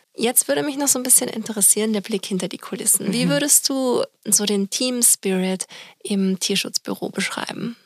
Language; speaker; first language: German; native; German